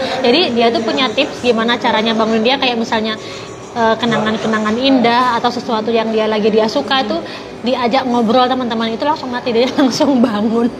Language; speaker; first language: Indonesian; non-native, local second language; Javanese